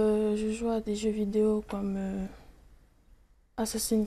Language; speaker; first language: French; non-native, local second language; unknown